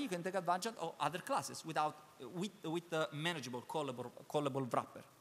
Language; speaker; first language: English; non-native, learner; Italian